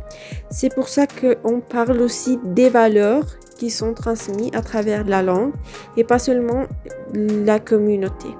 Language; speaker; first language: French; non-native, fluent; Spanish